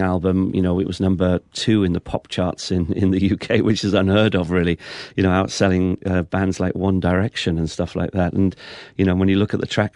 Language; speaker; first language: English; native; English